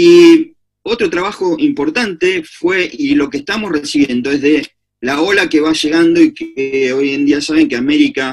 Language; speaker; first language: Spanish; native; Spanish